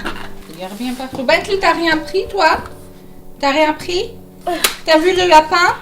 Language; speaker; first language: French; native; French